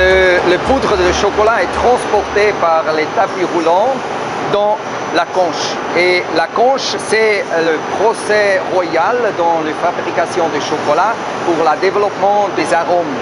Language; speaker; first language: French; non-native, local second language; German